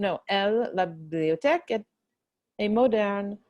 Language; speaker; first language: French; non-native, fluent; English